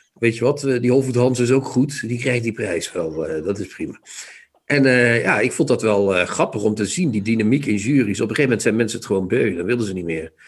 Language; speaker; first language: Dutch; native; Dutch